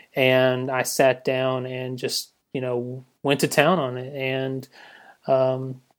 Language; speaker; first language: English; native; English